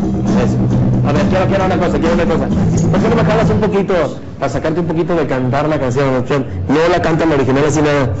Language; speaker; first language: Spanish; native; Spanish